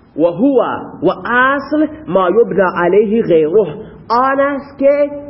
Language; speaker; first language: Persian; non-native, local second language; Baluchi